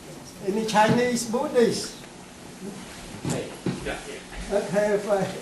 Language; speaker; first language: English; non-native, fluent; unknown